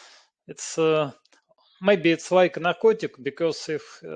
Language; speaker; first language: English; non-native, learner; Russian